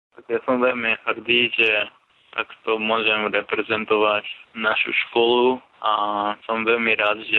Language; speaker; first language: Slovak; non-native, fluent; Japanese